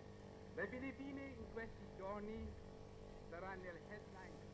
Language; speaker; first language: Italian; non-native, fluent; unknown